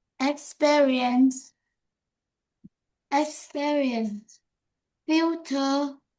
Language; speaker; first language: English; non-native, learner; Vietnamese